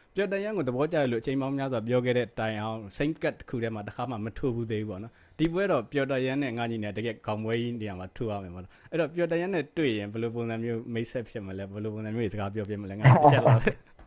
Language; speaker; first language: Burmese; native; Burmese